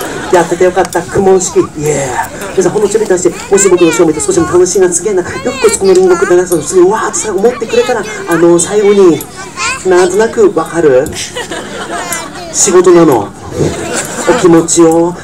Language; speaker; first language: Japanese; non-native, fluent; English